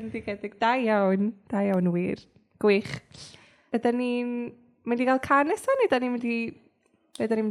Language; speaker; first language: Welsh; native; Welsh